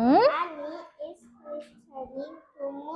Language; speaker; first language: English; non-native, learner; Indonesian